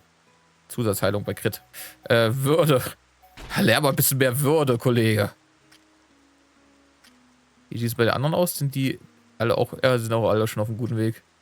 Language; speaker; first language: German; native; German